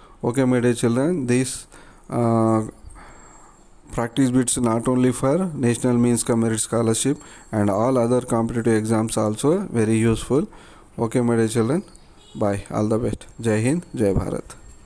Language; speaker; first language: English; non-native, local second language; Telugu